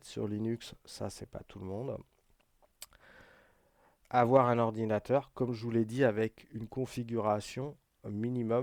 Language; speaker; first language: French; native; French